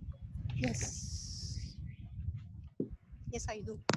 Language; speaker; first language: English; non-native, learner; Arabic